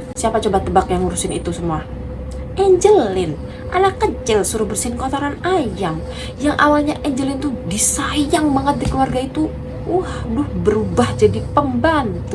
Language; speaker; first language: Indonesian; native; Indonesian